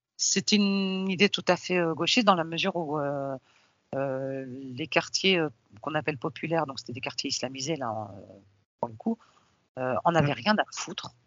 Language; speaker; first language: French; early bilingual, other home language; Arabic